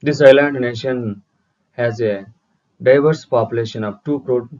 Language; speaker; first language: English; non-native, local second language; Telugu